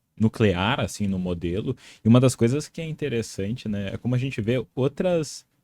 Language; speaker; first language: Portuguese; native; Portuguese